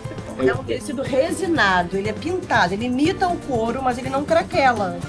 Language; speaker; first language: Portuguese; native; Portuguese